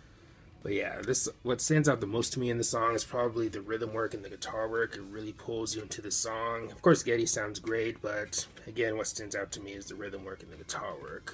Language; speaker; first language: English; native; English